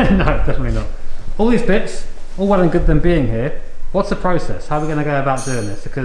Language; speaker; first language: English; native; English